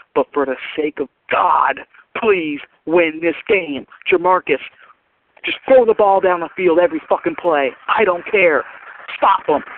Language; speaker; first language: English; native; English